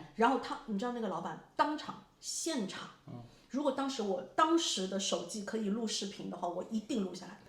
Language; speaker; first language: Chinese; native; Chinese